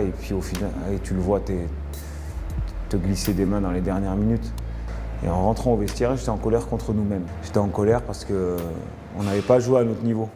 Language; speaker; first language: French; native; French